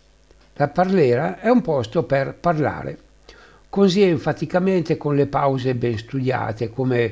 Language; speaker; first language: Italian; native; Italian